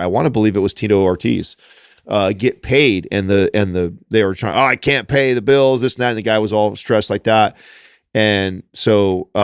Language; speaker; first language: English; native; English